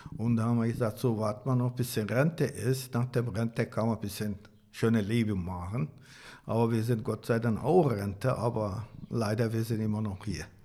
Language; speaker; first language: German; non-native, learner; Turkish